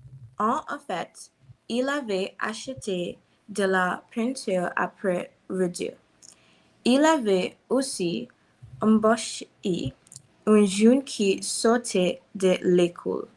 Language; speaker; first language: French; non-native, learner; English